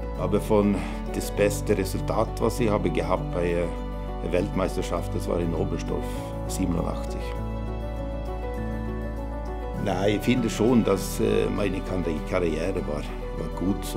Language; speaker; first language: German; non-native, fluent; Swedish